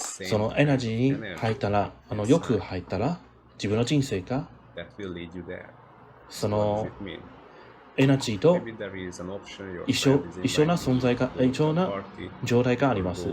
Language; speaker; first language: Japanese; non-native, learner; English